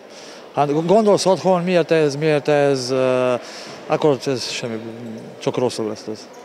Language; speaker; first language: Hungarian; non-native, learner; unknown